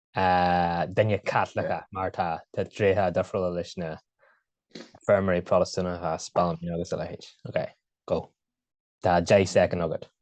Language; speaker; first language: Irish; non-native, local second language; English